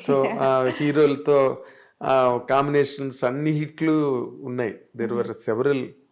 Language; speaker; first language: Telugu; native; Telugu